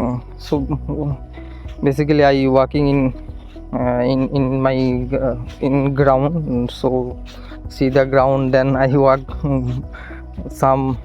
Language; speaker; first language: English; non-native, learner; Hindi